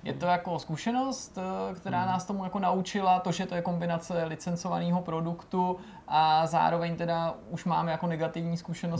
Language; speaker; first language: Czech; native; Czech